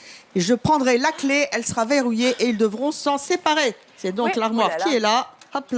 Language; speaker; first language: French; native; French